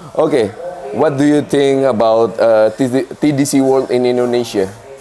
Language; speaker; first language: English; non-native, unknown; Indonesian